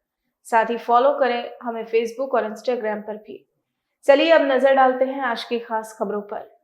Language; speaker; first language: Hindi; native; Hindi